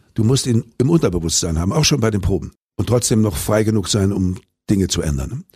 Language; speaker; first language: German; native; German